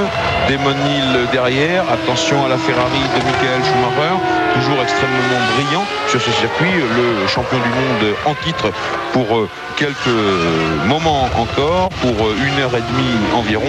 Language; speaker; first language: French; native; French